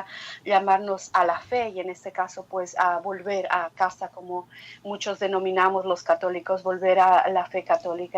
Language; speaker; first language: Spanish; native; Spanish